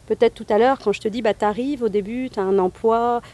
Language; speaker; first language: French; native; French